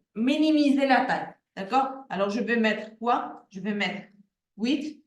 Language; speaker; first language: French; non-native, local second language; Arabic